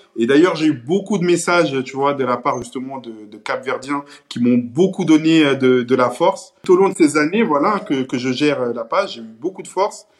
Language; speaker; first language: French; early bilingual, other home language; Kabuverdianu